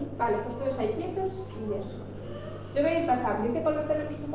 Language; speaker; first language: Spanish; native; Spanish